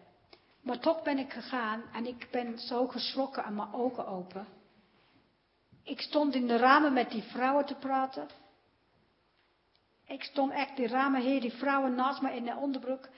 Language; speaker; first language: Dutch; non-native, fluent; English